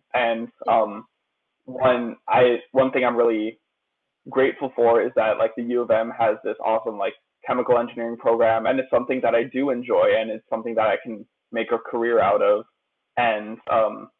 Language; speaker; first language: English; native; English